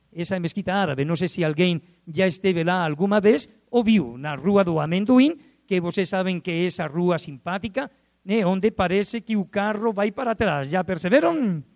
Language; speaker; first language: Portuguese; non-native, fluent; Spanish